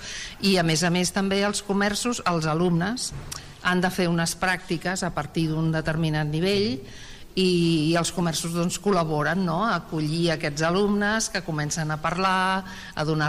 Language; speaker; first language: Catalan; native; Catalan